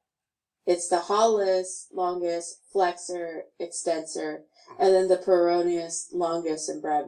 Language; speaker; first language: English; native; English